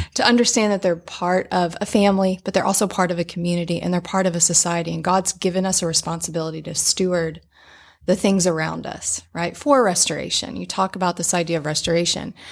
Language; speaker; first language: English; native; English